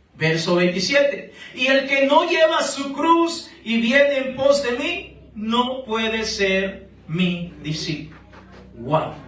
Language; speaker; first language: Spanish; native; Spanish